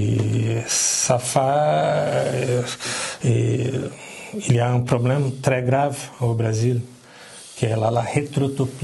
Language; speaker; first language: French; non-native, learner; Portuguese